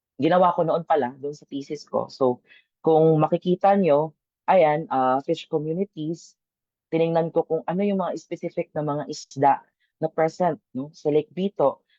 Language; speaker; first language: Filipino; non-native, local second language; Cebuano